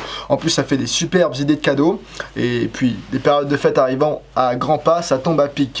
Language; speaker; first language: French; native; French